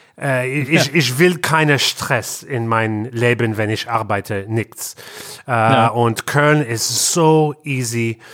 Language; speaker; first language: German; non-native, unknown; English